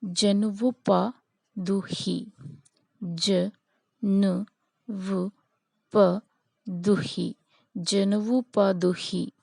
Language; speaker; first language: French; non-native, fluent; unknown